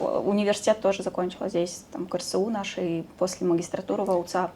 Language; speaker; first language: Russian; native; Russian